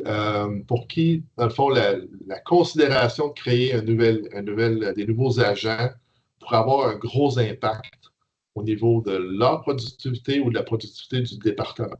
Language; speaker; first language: French; native; French